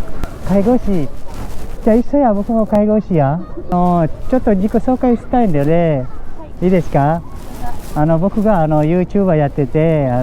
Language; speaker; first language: Japanese; non-native, fluent; Indonesian